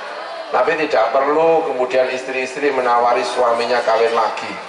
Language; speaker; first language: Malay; non-native, local second language; Javanese